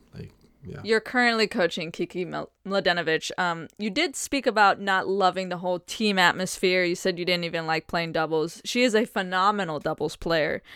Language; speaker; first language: English; non-native, fluent; German